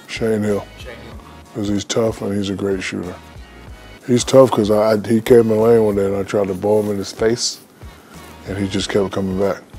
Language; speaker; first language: English; native; English